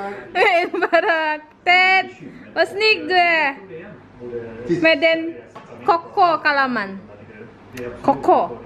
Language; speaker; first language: Swedish; non-native, learner; Indonesian